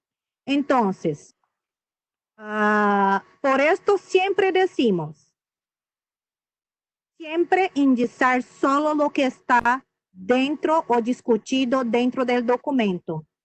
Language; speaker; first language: Spanish; non-native, fluent; Portuguese